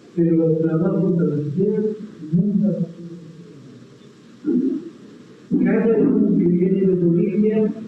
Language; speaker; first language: Spanish; non-native, learner; Persian